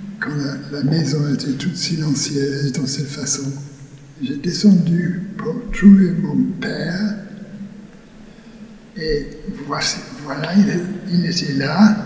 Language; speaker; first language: French; non-native, learner; English